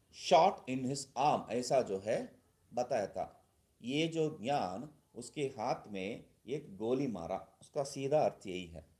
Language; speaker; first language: Hindi; non-native, local second language; Tamil